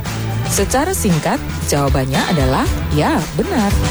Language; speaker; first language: Indonesian; native; Indonesian